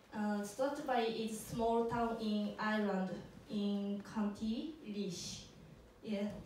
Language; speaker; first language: English; non-native, learner; Japanese